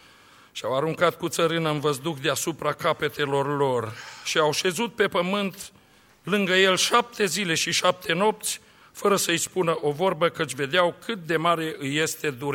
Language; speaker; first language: Romanian; native; Romanian